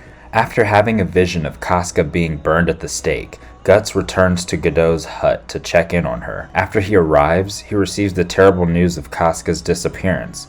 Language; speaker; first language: English; native; English